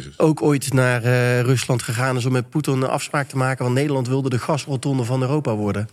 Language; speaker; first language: Dutch; native; Dutch